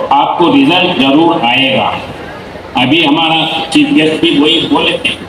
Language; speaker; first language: Hindi; non-native, local second language; Telugu